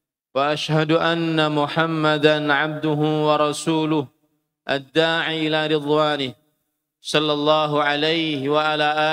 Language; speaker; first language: Arabic; non-native, fluent; Indonesian